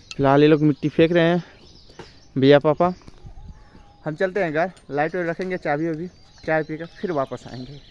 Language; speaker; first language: Hindi; non-native, local second language; Bhojpuri